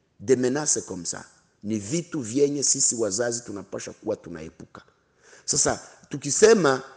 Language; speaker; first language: Swahili; non-native, local second language; Kinyarwanda